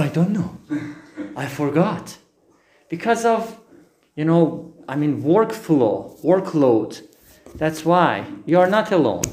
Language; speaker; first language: English; non-native, fluent; Persian